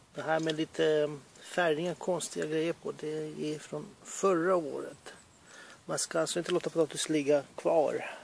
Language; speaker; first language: Swedish; early bilingual, other home language; Serbian